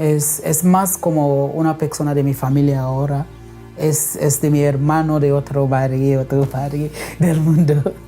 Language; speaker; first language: Spanish; non-native, local second language; English